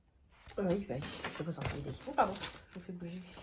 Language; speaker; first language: French; native; French